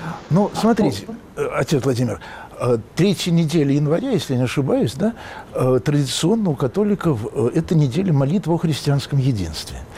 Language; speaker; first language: Russian; native; Russian